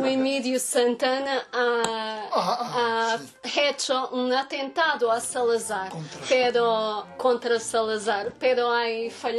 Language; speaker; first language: Spanish; non-native, learner; Portuguese